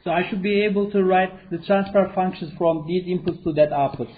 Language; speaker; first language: English; non-native, fluent; Turkish